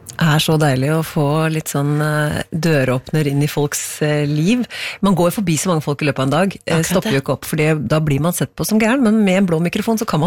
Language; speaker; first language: Norwegian; native; Norwegian